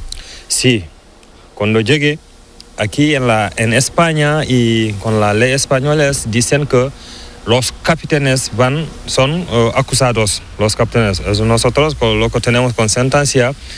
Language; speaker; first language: Spanish; non-native, learner; Fula